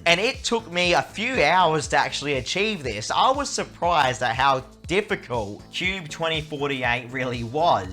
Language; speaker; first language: English; native; English